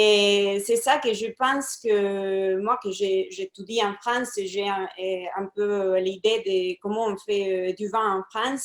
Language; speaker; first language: French; non-native, fluent; Spanish